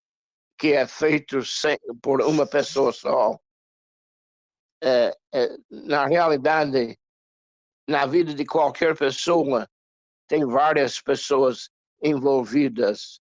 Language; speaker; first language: Portuguese; non-native, fluent; English